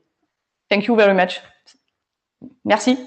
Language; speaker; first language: English; non-native, learner; French